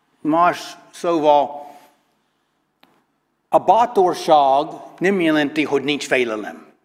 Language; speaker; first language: Hungarian; non-native, learner; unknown